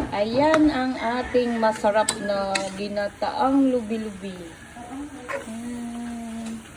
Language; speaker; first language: Filipino; non-native, local second language; Bikol